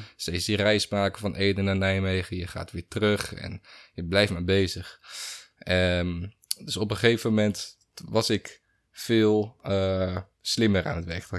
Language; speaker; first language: Dutch; native; Dutch